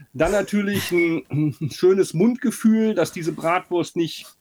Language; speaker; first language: German; native; German